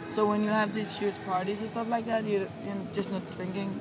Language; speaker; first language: English; non-native, fluent; Danish